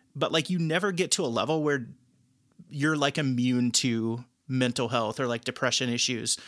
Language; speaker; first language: English; native; English